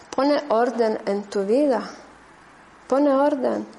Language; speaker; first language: Spanish; non-native, fluent; German